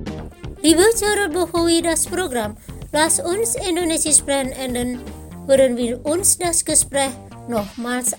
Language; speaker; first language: German; non-native, fluent; Indonesian